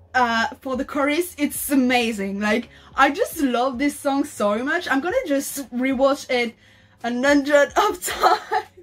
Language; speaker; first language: English; non-native, learner; French